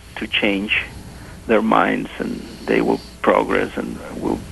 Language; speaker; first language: English; non-native, fluent; Spanish